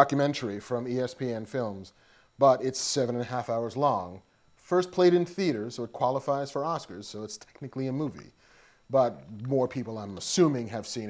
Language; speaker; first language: English; native; English